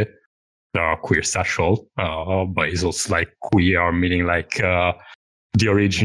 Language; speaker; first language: English; non-native, fluent; Italian